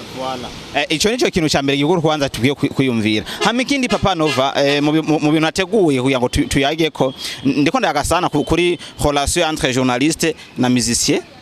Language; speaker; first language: Rundi; native; Rundi